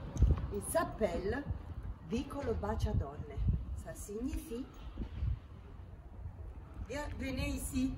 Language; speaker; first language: French; non-native, fluent; Italian